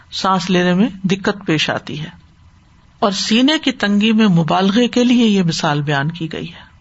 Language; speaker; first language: Urdu; native; Urdu